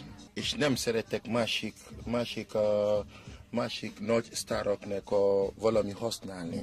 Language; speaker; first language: Hungarian; non-native, learner; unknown